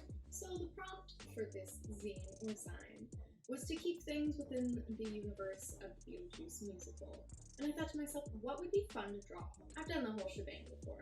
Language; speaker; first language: English; native; English